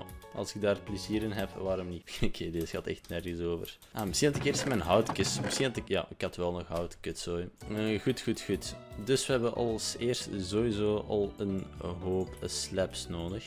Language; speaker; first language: Dutch; native; Dutch